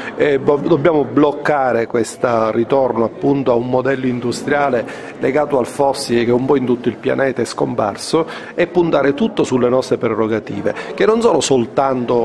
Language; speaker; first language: Italian; native; Italian